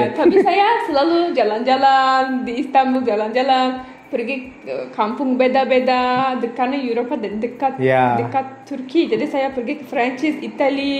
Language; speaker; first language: Indonesian; non-native, learner; Turkish